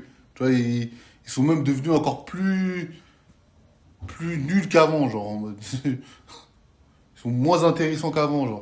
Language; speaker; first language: French; native; French